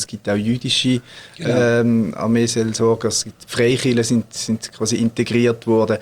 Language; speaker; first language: German; native; German